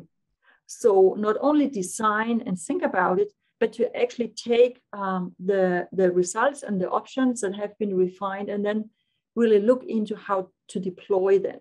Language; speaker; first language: English; non-native, fluent; German